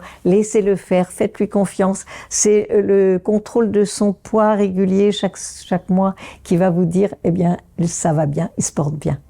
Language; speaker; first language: French; native; French